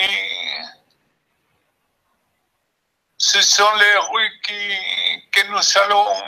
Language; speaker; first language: French; non-native, fluent; Spanish